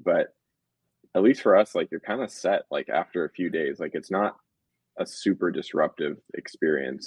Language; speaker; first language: English; native; English